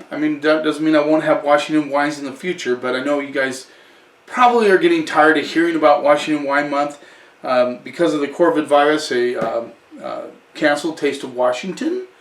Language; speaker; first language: English; native; English